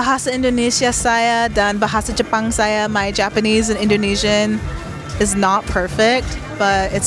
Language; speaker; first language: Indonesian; non-native, learner; English